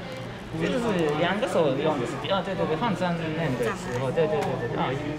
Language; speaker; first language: Chinese; non-native, learner; Japanese